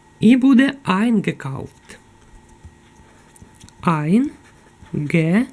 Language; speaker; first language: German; non-native, fluent; Ukrainian